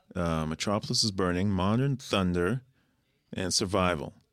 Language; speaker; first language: English; native; English